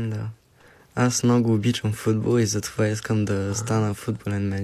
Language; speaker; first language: Bulgarian; early bilingual, heritage; Bulgarian